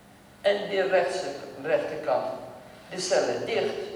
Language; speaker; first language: Dutch; non-native, learner; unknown